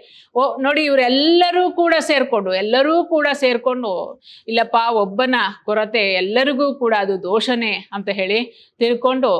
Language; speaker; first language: Kannada; native; Kannada